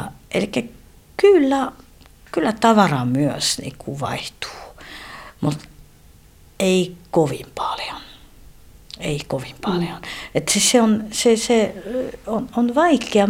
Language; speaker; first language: Finnish; non-native, fluent; French